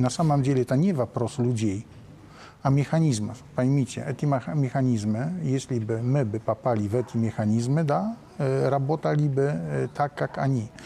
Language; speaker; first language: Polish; non-native, learner; Russian